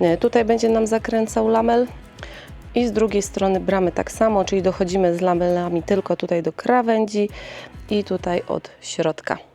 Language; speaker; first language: Polish; native; Polish